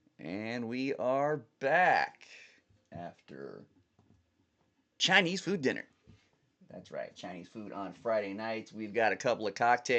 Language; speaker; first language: English; native; English